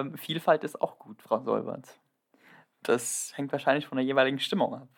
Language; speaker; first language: German; early bilingual, heritage; Greek